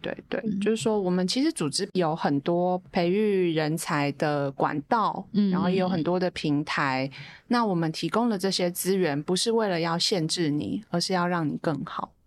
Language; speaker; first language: Chinese; native; Chinese